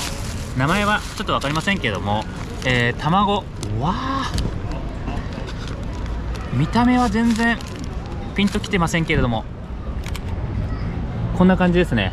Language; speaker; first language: Japanese; native; Japanese